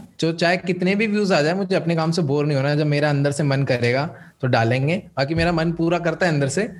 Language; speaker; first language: Hindi; native; Hindi